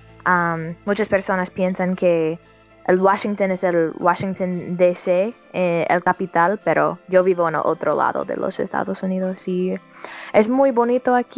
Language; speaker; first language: Spanish; non-native, fluent; English